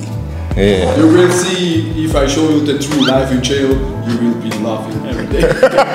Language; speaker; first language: English; non-native, fluent; German